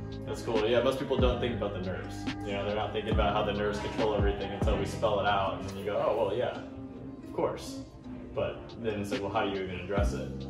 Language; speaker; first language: English; native; English